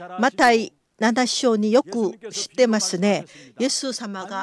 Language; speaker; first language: Japanese; non-native, fluent; Korean